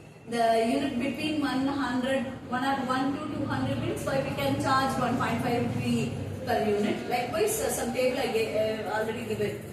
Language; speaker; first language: English; non-native, local second language; Tamil